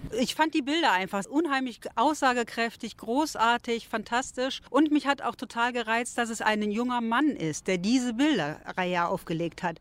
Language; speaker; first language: German; native; German